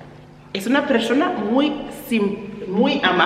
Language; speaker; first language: Spanish; non-native, fluent; English